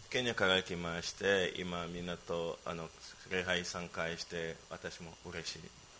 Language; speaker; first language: Japanese; non-native, learner; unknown